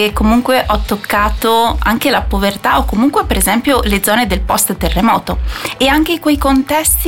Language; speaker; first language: Italian; native; Italian